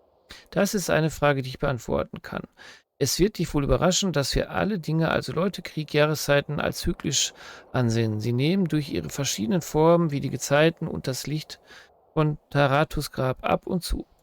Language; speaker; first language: German; native; German